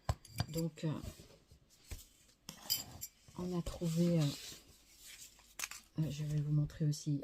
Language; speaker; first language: French; native; French